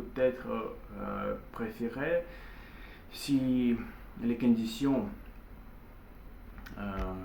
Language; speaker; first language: French; non-native, learner; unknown